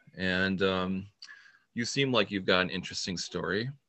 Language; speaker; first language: English; native; English